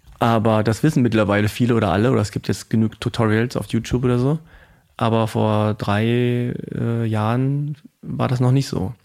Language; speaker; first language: German; native; German